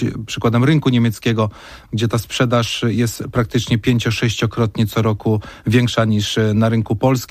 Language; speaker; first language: Polish; native; Polish